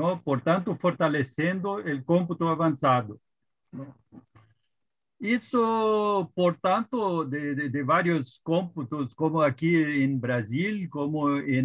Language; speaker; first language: Spanish; non-native, fluent; Portuguese